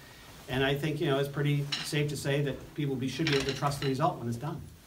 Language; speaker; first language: English; native; English